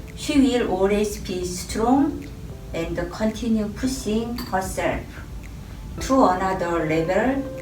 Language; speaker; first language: English; non-native, learner; Korean